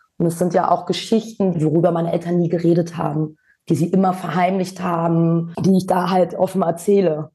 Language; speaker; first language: German; early bilingual, other home language; Bosnian